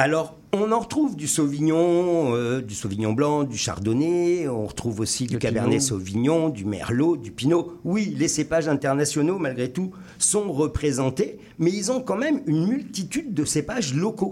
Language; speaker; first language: French; native; French